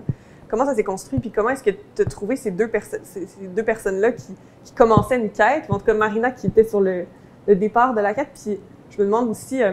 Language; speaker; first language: French; native; French